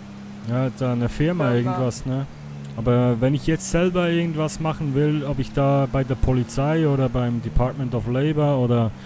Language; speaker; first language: German; native; German